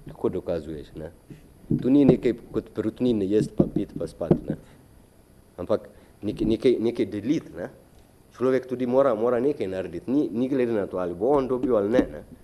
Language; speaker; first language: Slovenian; non-native, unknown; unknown